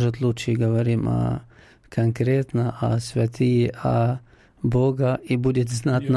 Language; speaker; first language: Russian; non-native, fluent; Arabic